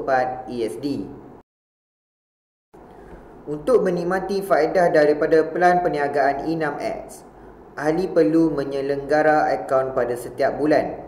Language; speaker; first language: Malay; native; Malay